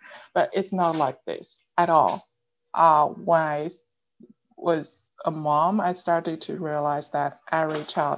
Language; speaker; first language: English; non-native, fluent; Chinese